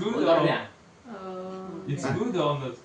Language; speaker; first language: English; non-native, learner; French